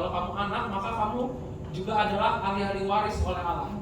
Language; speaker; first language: Indonesian; native; Indonesian